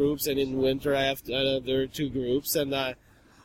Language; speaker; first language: English; non-native, fluent; French